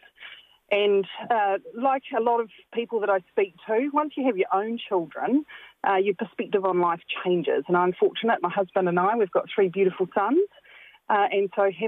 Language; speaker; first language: English; native; English